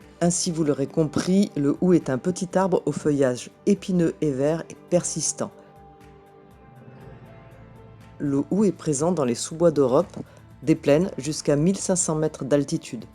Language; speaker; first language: French; native; French